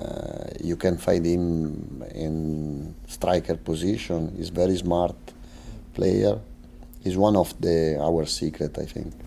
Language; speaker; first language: English; non-native, fluent; Italian